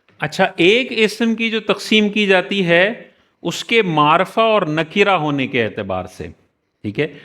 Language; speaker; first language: Urdu; native; Urdu